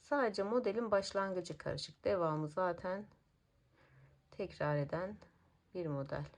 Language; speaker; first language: Turkish; native; Turkish